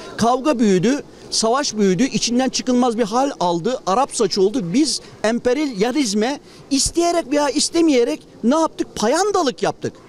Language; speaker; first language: Turkish; native; Turkish